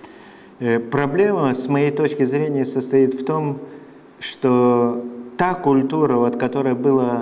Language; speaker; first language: Russian; non-native, fluent; Lithuanian